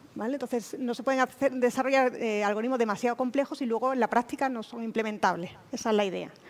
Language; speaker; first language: Spanish; native; Spanish